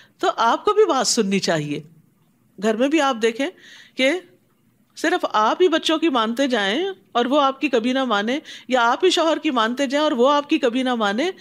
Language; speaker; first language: Urdu; native; Urdu